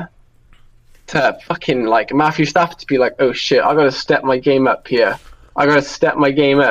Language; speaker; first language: English; native; English